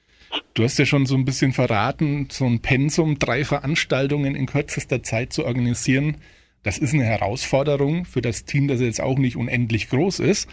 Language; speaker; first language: German; native; German